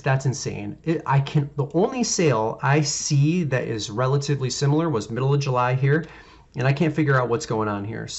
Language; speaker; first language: English; native; English